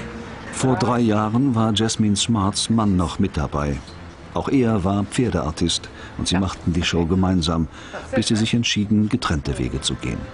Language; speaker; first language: German; native; German